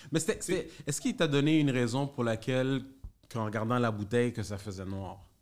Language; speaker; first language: French; native; French